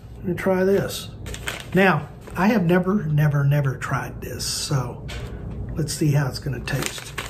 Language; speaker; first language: English; native; English